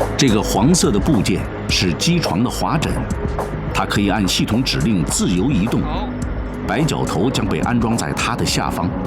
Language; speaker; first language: Chinese; native; Chinese